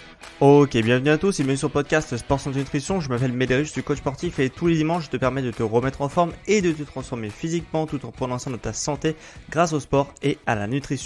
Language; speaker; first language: French; native; French